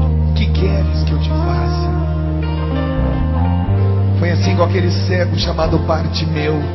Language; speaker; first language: Portuguese; native; Portuguese